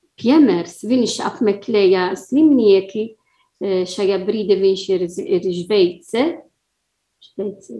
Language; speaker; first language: Latvian; non-native, learner; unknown